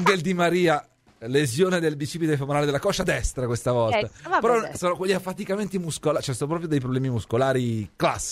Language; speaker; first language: Italian; native; Italian